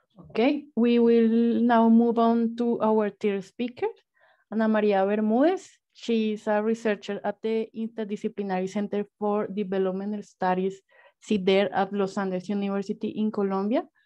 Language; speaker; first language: English; non-native, fluent; Spanish